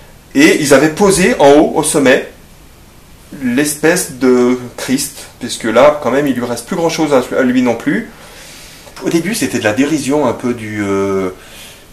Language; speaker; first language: French; native; French